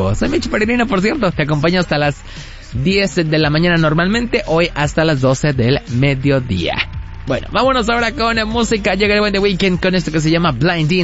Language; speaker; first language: Spanish; native; Spanish